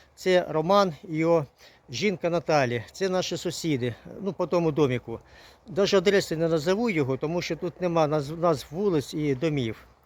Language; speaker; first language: Ukrainian; non-native, local second language; Russian